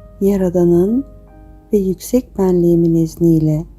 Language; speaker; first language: Turkish; native; Turkish